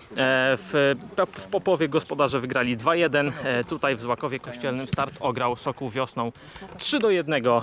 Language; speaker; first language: Polish; native; Polish